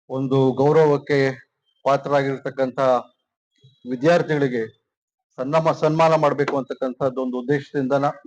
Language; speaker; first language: Kannada; native; Kannada